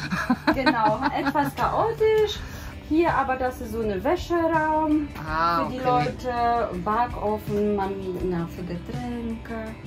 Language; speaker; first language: German; non-native, fluent; Polish